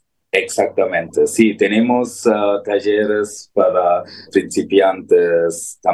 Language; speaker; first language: Spanish; non-native, learner; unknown